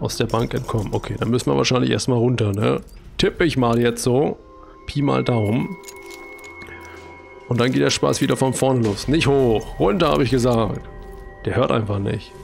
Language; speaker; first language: German; native; German